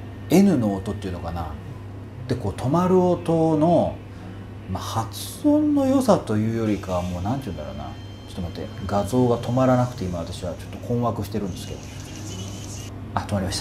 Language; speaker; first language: Japanese; native; Japanese